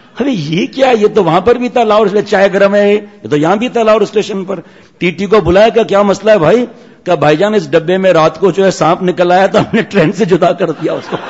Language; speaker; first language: Urdu; non-native, local second language; Memoni